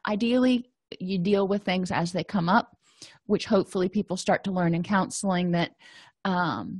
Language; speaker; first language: English; native; English